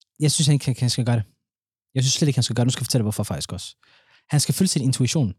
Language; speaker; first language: Danish; early bilingual, other home language; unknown